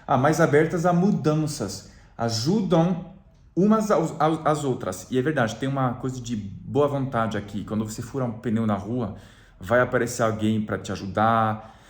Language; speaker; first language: Portuguese; non-native, fluent; French